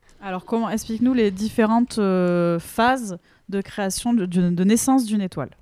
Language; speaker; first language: French; native; French